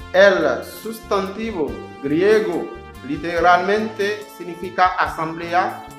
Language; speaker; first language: Spanish; non-native, learner; Haitian Creole